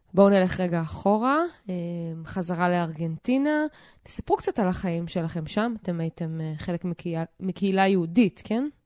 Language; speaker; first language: Hebrew; native; Hebrew